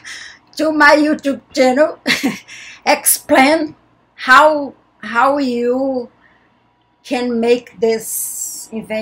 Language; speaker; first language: English; non-native, learner; Portuguese